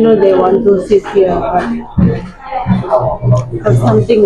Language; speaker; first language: English; non-native, learner; Indonesian